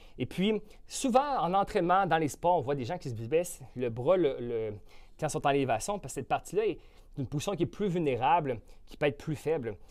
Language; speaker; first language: French; native; French